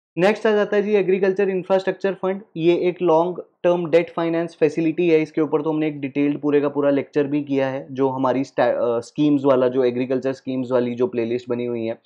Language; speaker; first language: Hindi; native; Hindi